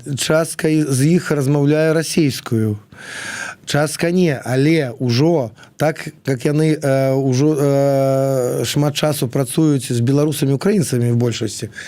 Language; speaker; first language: Belarusian; non-native, local second language; Russian